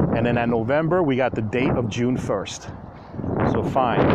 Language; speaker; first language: English; native; English